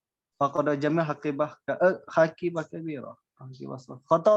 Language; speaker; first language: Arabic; non-native, learner; Indonesian